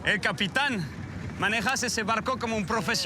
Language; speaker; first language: Spanish; non-native, fluent; French